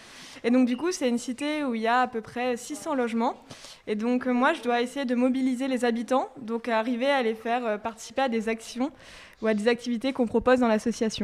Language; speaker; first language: French; native; French